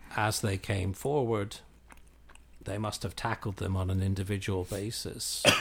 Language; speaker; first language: English; native; English